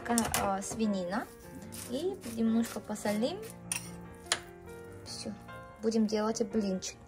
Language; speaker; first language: Russian; non-native, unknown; Korean